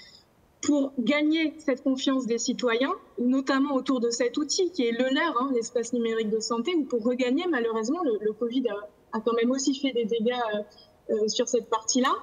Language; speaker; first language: French; native; French